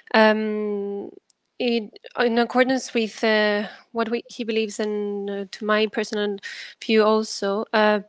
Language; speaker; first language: English; non-native, fluent; Greek